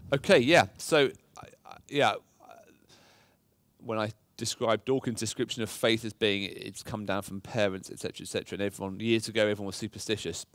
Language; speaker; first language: English; native; English